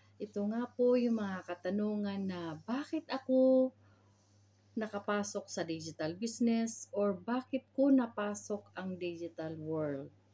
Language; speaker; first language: Filipino; non-native, local second language; Cebuano